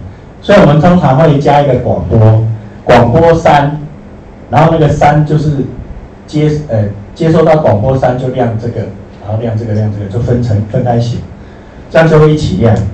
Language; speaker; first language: Chinese; native; Chinese